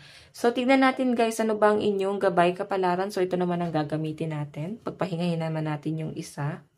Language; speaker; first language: Filipino; native; Filipino